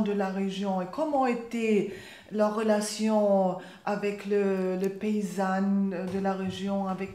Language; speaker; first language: French; non-native, fluent; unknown